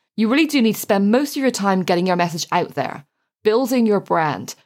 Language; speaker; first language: English; native; English